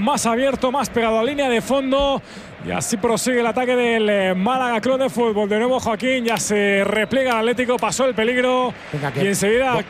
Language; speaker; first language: Spanish; native; Spanish